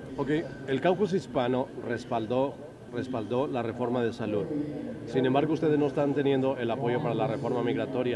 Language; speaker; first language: Spanish; native; Spanish